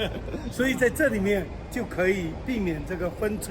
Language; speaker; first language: Chinese; native; Chinese